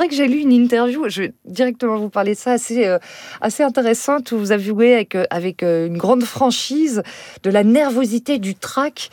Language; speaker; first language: French; native; French